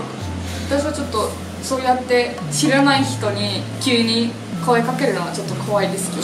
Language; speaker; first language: Japanese; non-native, fluent; English